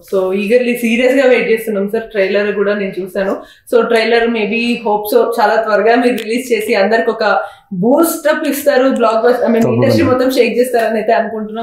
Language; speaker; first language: Telugu; native; Telugu